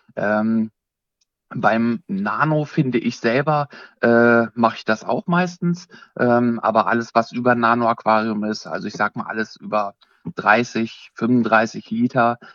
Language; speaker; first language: German; native; German